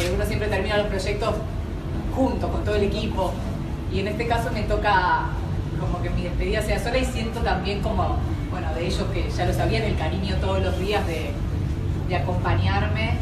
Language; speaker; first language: Spanish; native; Spanish